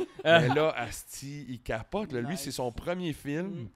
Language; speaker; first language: French; native; French